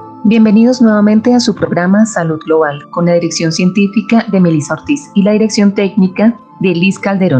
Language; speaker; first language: Spanish; native; Spanish